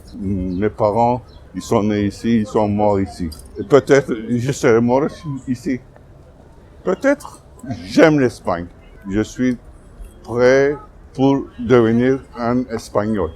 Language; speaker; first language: French; non-native, fluent; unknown